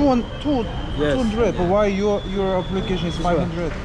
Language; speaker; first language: English; non-native, learner; Korean